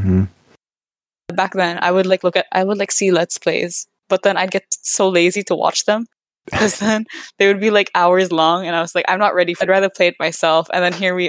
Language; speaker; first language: English; non-native, local second language; Cebuano